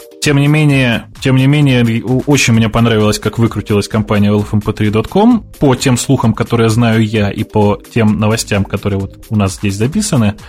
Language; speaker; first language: Russian; native; Russian